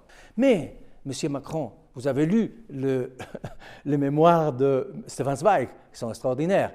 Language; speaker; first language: French; non-native, fluent; Spanish